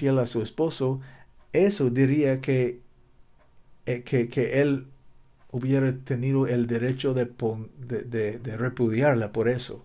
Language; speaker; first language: Spanish; non-native, learner; English